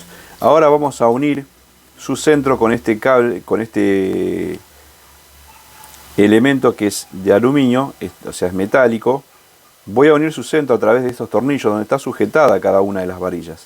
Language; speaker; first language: Spanish; native; Spanish